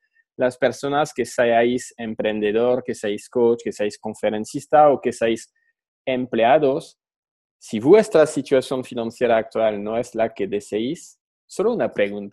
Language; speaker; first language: Spanish; non-native, fluent; French